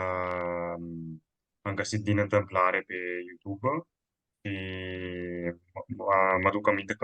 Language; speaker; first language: Romanian; non-native, fluent; Italian